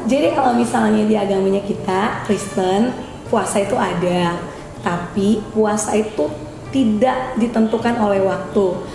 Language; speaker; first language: Indonesian; native; Indonesian